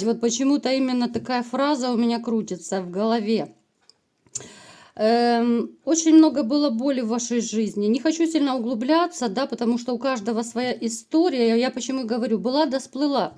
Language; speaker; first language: Russian; native; Russian